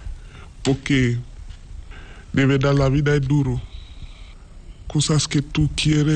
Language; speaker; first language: Spanish; non-native, learner; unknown